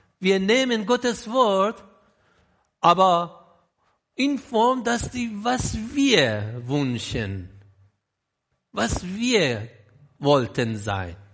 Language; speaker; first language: German; non-native, learner; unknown